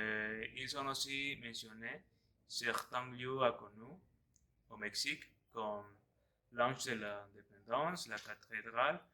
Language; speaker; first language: French; non-native, learner; Spanish